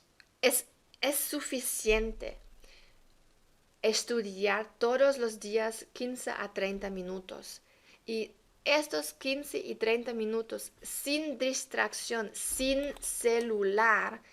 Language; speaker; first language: Spanish; non-native, fluent; German